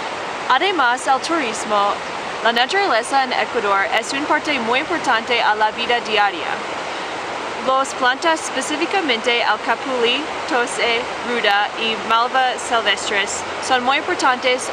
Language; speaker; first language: Spanish; non-native, learner; English